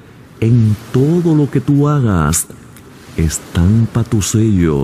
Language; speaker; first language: Spanish; native; Spanish